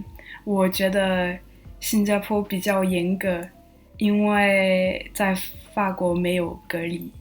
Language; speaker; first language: Chinese; non-native, learner; French